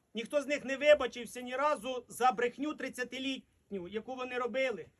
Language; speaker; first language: Ukrainian; native; Ukrainian